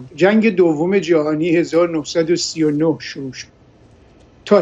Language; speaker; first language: Persian; native; Persian